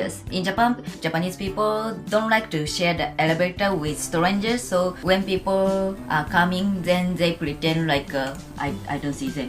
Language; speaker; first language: English; non-native, fluent; Japanese